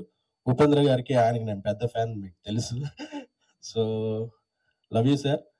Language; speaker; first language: Telugu; native; Telugu